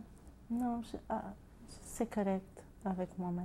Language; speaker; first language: French; non-native, learner; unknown